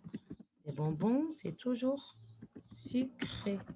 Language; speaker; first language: French; non-native, fluent; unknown